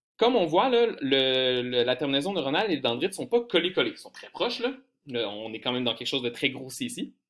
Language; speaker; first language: French; native; French